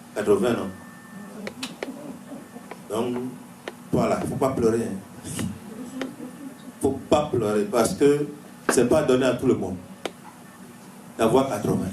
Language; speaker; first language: French; native; French